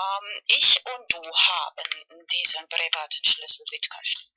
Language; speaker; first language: German; non-native, fluent; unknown